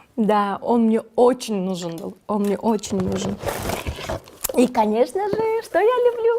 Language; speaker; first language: Russian; non-native, local second language; Kyrgyz